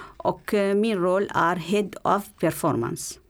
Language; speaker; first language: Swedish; non-native, learner; Arabic